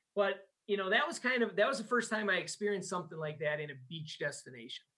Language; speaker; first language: English; native; English